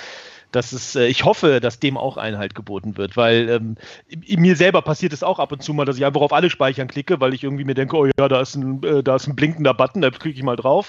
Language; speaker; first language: German; native; German